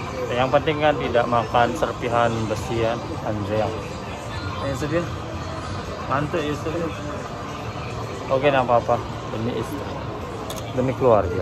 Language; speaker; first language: Indonesian; native; Indonesian